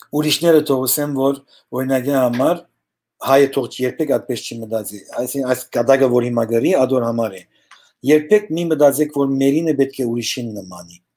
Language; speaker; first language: Armenian; early bilingual, heritage; Armenian